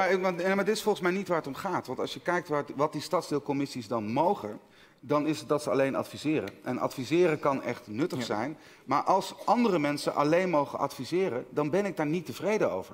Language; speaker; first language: Dutch; native; Dutch